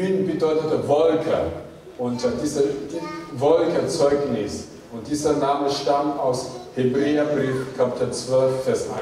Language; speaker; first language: German; non-native, fluent; Chinese